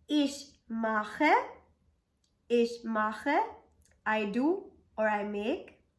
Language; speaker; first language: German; non-native, fluent; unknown